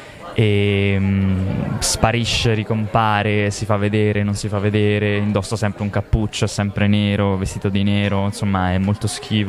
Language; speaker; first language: Italian; native; Italian